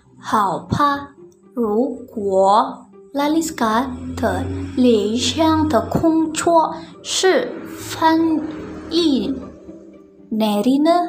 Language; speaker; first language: Chinese; non-native, learner; Indonesian